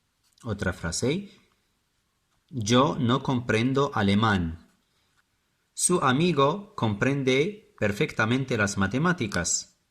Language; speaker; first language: Spanish; non-native, fluent; Arabic